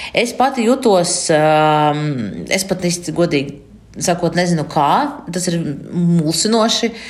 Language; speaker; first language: Latvian; non-native, local second language; Russian